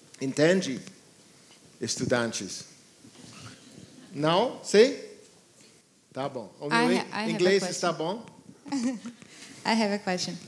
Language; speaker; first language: Portuguese; non-native, learner; English